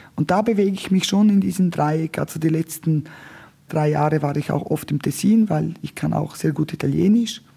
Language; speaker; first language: German; non-native, local second language; Romansh